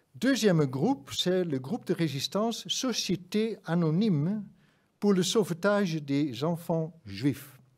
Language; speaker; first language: French; non-native, fluent; Dutch